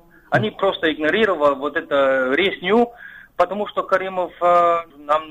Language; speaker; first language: Russian; non-native, fluent; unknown